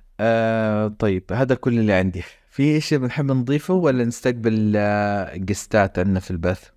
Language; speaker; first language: Arabic; native; Arabic